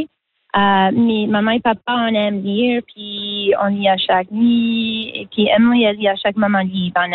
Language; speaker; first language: French; native; French